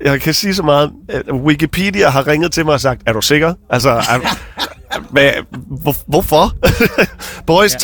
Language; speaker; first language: Danish; native; Danish